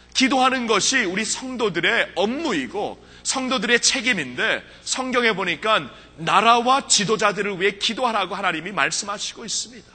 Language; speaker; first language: Korean; early bilingual, heritage; Korean